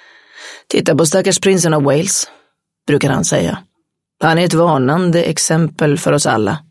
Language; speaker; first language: Swedish; native; Swedish